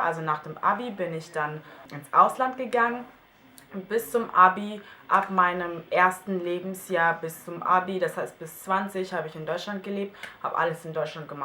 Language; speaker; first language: German; early bilingual, other home language; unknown